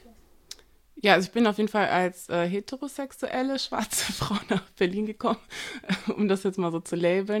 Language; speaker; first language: German; native; German